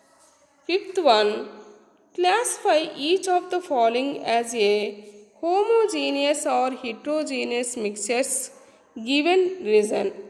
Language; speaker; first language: English; non-native, local second language; Telugu